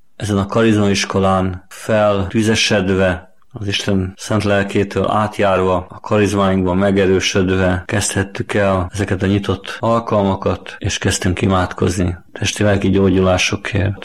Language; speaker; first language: Hungarian; native; Hungarian